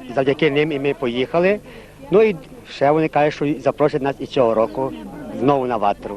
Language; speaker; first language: Ukrainian; native; Ukrainian